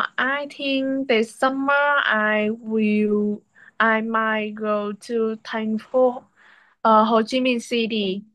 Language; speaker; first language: English; non-native, learner; Vietnamese